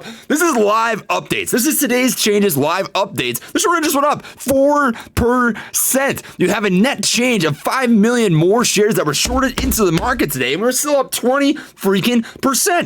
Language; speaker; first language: English; native; English